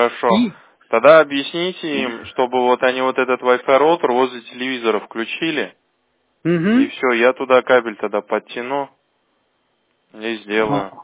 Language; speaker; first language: Russian; native; Russian